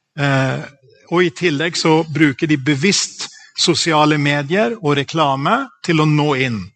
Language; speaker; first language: Norwegian; native; Norwegian